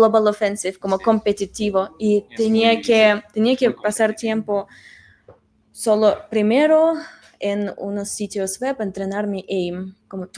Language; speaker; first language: Spanish; non-native, fluent; Russian